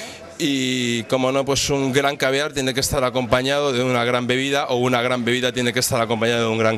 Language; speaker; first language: Spanish; native; Spanish